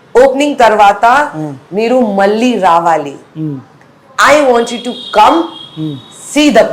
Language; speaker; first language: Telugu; non-native, fluent; Hindi